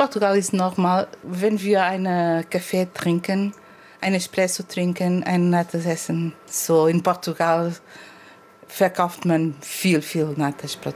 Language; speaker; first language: German; non-native, learner; Portuguese